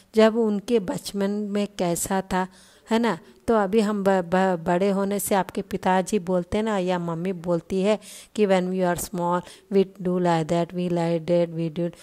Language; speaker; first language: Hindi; non-native, local second language; Telugu